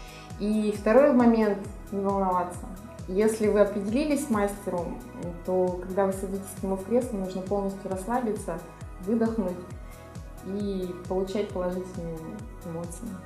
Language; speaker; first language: Russian; native; Russian